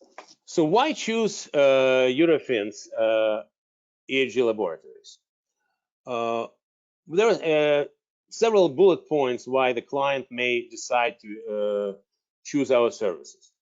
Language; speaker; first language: English; non-native, fluent; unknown